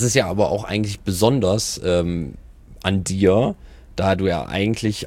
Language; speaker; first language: German; native; German